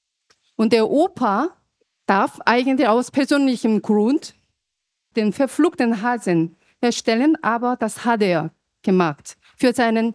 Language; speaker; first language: German; non-native, fluent; Korean